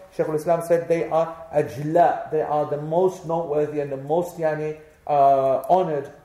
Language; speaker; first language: English; native; English